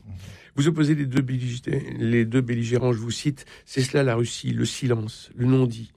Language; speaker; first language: French; native; French